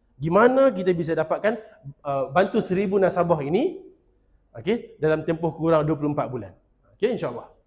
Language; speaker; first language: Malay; native; Malay